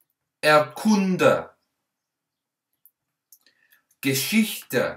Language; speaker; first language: German; non-native, learner; English